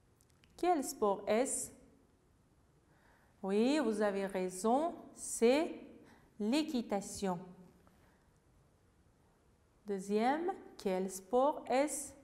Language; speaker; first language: French; non-native, fluent; Uzbek